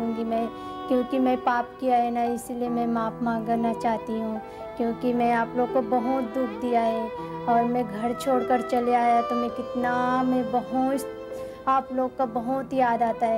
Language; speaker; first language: Hindi; non-native, local second language; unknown